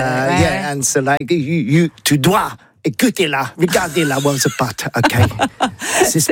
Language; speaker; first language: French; non-native, learner; English